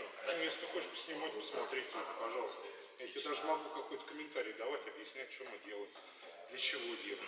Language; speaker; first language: Russian; native; Russian